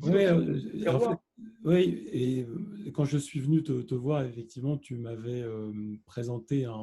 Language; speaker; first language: French; native; French